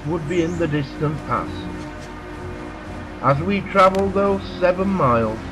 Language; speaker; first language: English; native; English